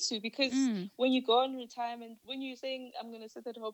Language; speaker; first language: English; non-native, local second language; Northern Sotho